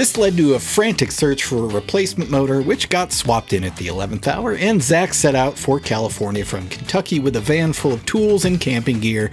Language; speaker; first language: English; native; English